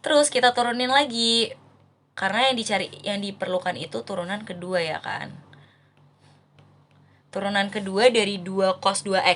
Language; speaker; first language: Indonesian; native; Indonesian